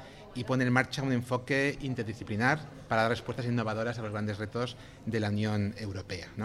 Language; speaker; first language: Spanish; native; Spanish